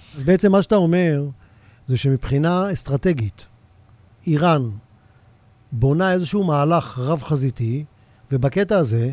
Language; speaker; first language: Hebrew; native; Hebrew